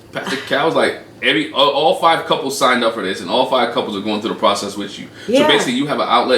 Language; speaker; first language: English; native; English